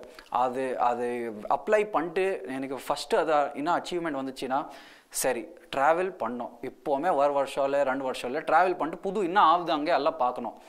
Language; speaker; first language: Tamil; non-native, local second language; Hindi